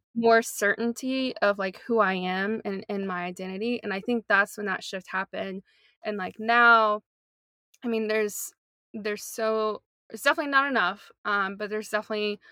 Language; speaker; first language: English; native; English